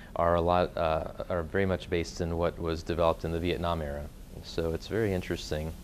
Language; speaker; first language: English; native; English